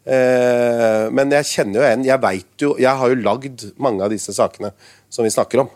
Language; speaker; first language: Norwegian; early bilingual, other home language; Urdu